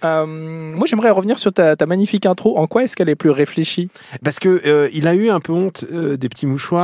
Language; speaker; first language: French; native; French